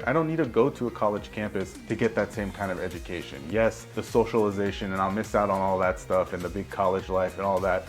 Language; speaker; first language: English; native; English